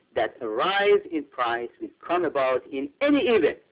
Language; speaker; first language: English; non-native, fluent; Persian